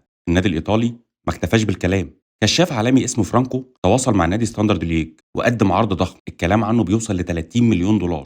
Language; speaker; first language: Arabic; native; Arabic